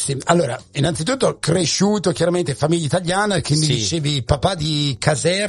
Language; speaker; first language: Italian; native; Italian